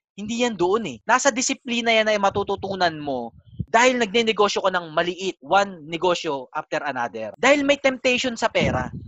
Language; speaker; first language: Filipino; native; Filipino